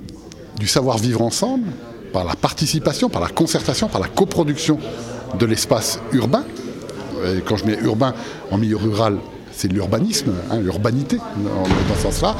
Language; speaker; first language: French; native; French